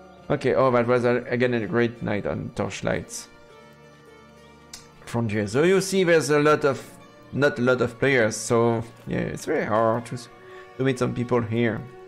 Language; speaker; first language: English; non-native, fluent; French